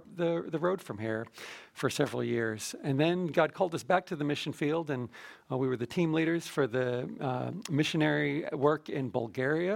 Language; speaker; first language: English; native; English